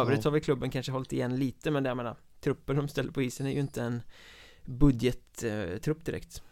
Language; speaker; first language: Swedish; native; Swedish